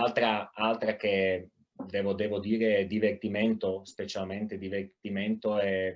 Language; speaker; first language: Italian; non-native, fluent; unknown